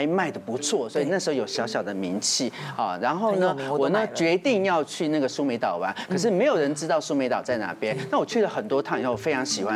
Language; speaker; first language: Chinese; native; Chinese